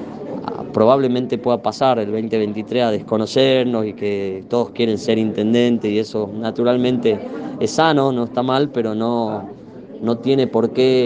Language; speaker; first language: Spanish; native; Spanish